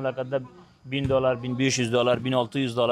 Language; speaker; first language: Turkish; non-native, learner; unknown